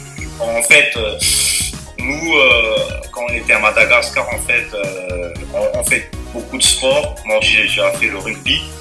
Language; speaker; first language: French; non-native, local second language; Malagasy